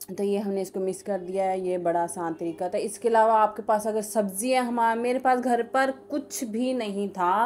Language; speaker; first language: Urdu; native; Urdu